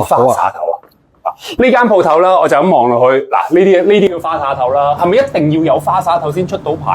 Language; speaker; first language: Cantonese; native; Cantonese